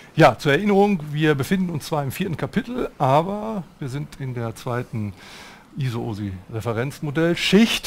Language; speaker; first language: German; native; German